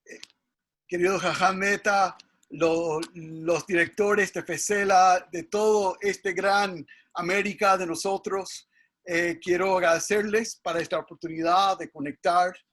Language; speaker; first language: Spanish; early bilingual, heritage; English